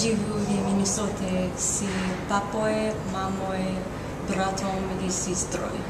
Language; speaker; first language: Russian; non-native, learner; English